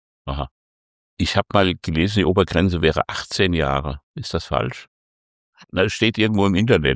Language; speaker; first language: German; native; German